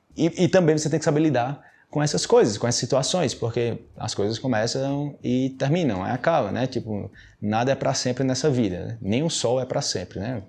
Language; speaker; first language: Portuguese; native; Portuguese